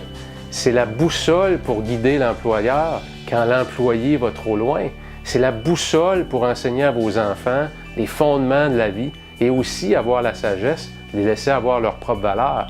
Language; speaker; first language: French; native; French